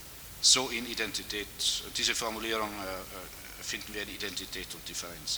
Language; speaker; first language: German; native; German